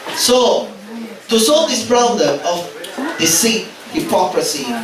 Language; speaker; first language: English; non-native, local second language; Filipino